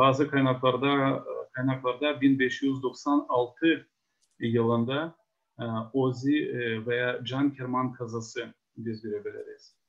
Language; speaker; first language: Turkish; non-native, fluent; Ukrainian